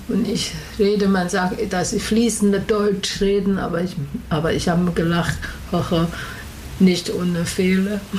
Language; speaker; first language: German; non-native, learner; Chinese